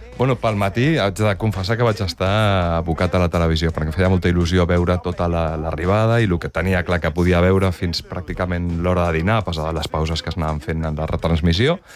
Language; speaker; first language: Catalan; native; Catalan